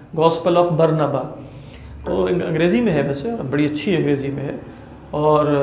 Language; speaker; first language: Urdu; native; Urdu